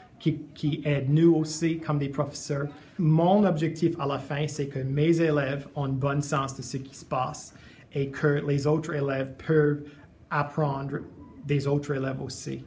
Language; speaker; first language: French; non-native, fluent; English